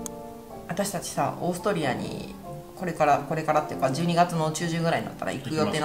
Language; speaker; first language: Japanese; native; Japanese